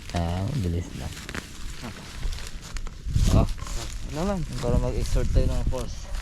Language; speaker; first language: Filipino; native; Filipino